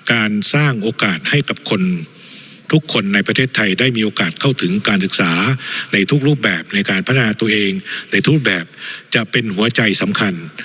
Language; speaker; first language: Thai; native; Thai